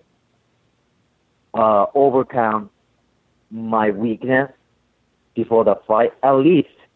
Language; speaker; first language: English; non-native, fluent; Japanese